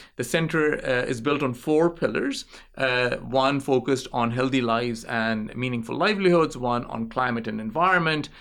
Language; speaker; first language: English; non-native, local second language; Urdu